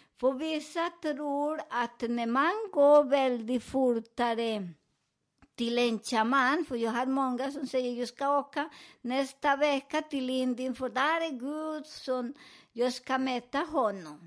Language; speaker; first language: Swedish; non-native, fluent; Spanish